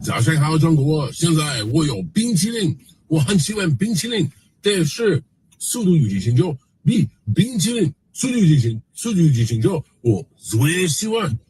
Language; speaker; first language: Chinese; non-native, learner; English